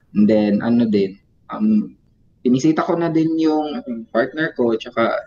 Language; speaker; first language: Filipino; non-native, local second language; Cebuano